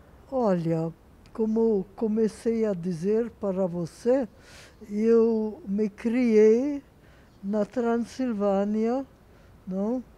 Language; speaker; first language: Portuguese; non-native, fluent; Hungarian